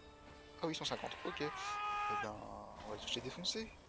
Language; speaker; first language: French; native; French